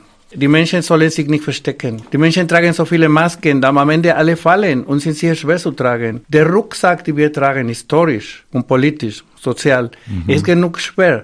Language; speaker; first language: German; non-native, fluent; Spanish